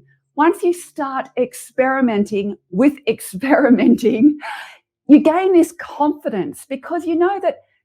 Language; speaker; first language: English; native; English